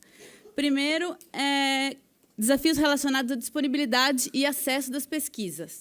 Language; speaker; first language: Portuguese; native; Portuguese